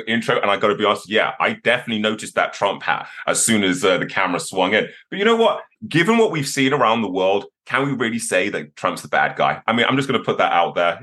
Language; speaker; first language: English; native; English